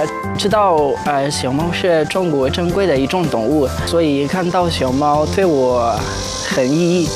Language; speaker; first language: Chinese; non-native, learner; Malagasy